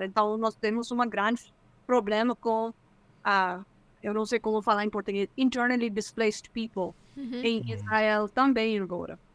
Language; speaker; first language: Portuguese; non-native, fluent; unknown